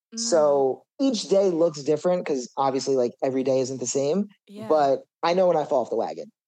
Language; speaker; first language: English; native; English